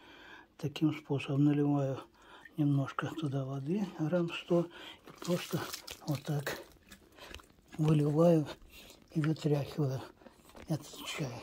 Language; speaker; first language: Russian; native; Russian